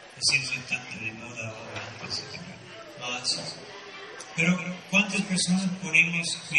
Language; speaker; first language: Spanish; non-native, fluent; Portuguese